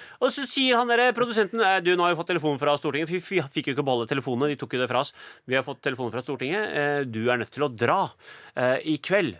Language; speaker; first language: Norwegian; early bilingual, other home language; Punjabi